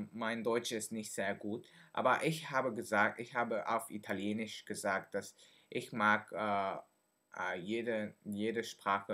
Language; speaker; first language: German; non-native, learner; Min Nan Chinese